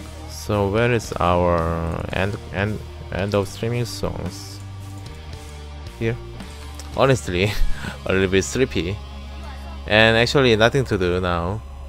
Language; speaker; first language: English; non-native, fluent; Korean